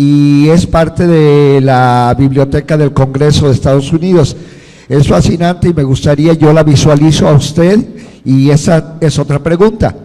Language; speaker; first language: Spanish; non-native, fluent; Portuguese